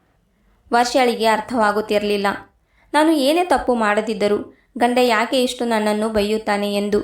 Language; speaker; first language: Kannada; native; Kannada